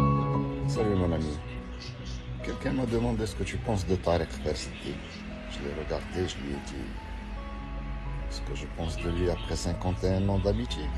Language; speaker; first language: French; non-native, local second language; Arabic